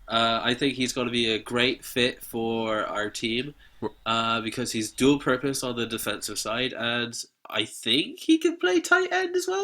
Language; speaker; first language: English; native; English